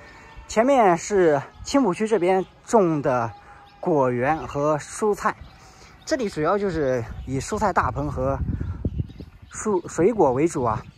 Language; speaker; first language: Chinese; native; Chinese